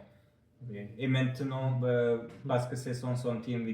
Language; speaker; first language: French; non-native, fluent; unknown